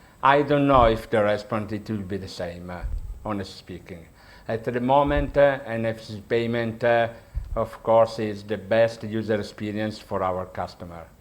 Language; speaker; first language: English; non-native, learner; Italian